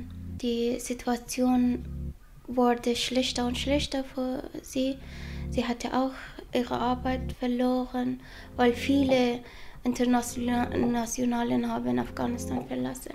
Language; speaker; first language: German; non-native, learner; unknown